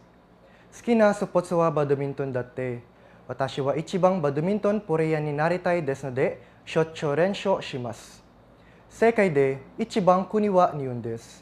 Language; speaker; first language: Japanese; non-native, learner; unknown